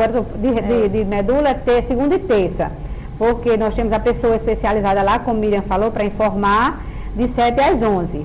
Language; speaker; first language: Portuguese; native; Portuguese